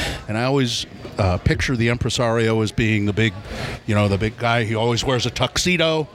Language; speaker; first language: English; native; English